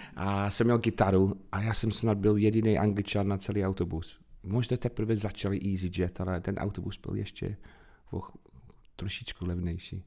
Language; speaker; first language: Czech; non-native, fluent; English